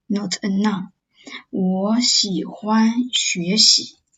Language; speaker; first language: Chinese; non-native, fluent; English